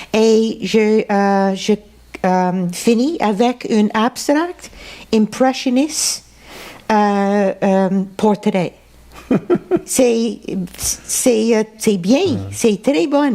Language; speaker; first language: French; non-native, local second language; English